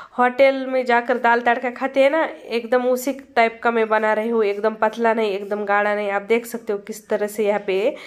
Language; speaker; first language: Hindi; non-native, local second language; Marathi